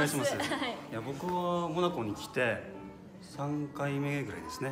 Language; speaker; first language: Japanese; native; Japanese